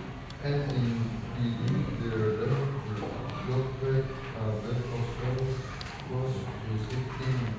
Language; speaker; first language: English; non-native, learner; Indonesian